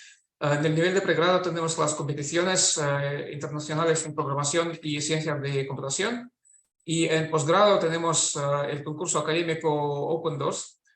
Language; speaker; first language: Spanish; non-native, fluent; Russian